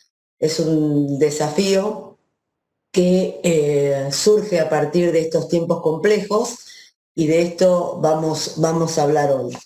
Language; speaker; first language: Spanish; native; Spanish